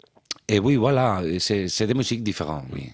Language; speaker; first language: French; non-native, fluent; Spanish